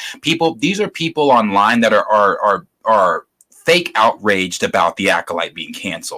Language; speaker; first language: English; native; English